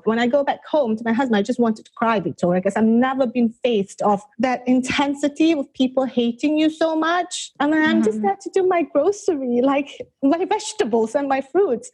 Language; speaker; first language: English; non-native, local second language; Malay